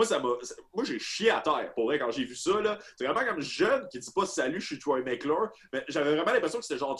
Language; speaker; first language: French; native; French